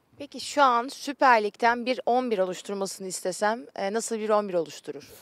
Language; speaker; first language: Turkish; native; Turkish